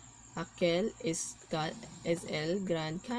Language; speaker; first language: Spanish; non-native, learner; Cebuano